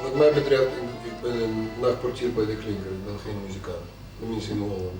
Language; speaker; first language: Dutch; non-native, fluent; Russian